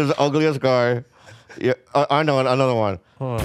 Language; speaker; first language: English; native; English